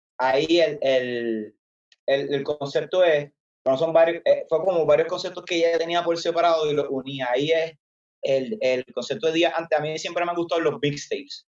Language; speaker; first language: Spanish; native; Spanish